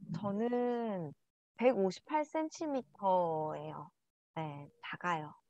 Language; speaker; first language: Korean; native; Korean